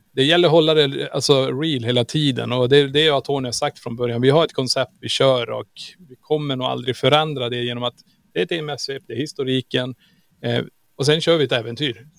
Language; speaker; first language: Swedish; native; Swedish